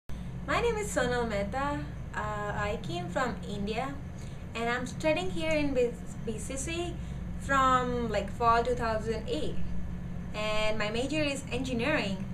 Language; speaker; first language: English; non-native, learner; Gujarati